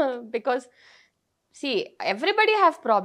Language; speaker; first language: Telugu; non-native, fluent; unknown